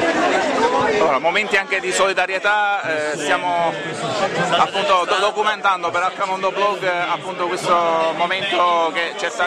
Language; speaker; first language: Italian; native; Italian